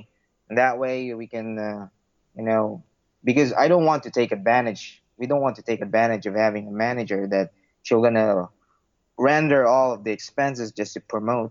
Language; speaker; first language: English; non-native, local second language; Filipino